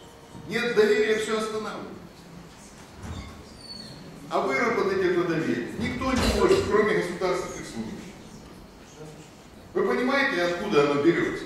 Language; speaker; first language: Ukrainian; non-native, local second language; Russian